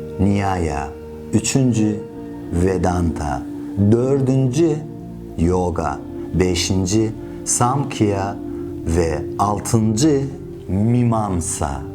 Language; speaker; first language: Turkish; non-native, fluent; Persian